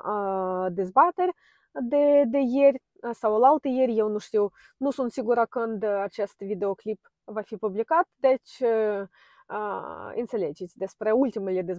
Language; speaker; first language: Romanian; non-native, fluent; Ukrainian